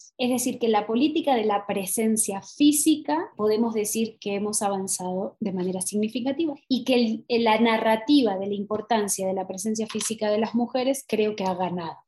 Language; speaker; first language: Spanish; native; Spanish